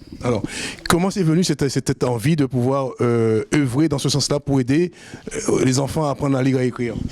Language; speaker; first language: French; native; French